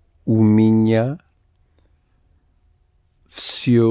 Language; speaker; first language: Russian; non-native, learner; English